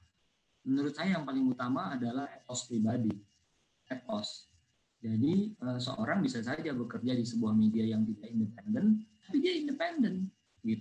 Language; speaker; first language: Indonesian; native; Indonesian